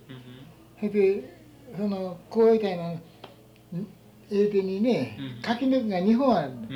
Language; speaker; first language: Japanese; native; Japanese